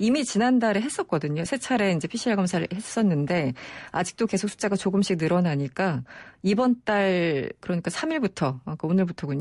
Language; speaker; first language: Korean; native; Korean